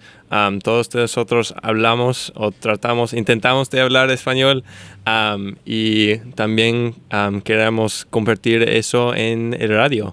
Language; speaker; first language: Spanish; non-native, fluent; English